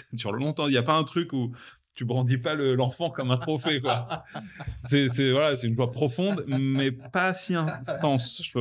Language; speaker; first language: French; native; French